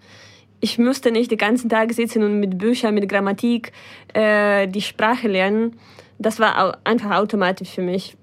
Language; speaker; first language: German; non-native, fluent; Ukrainian